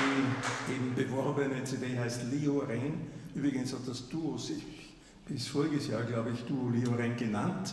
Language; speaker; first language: German; native; German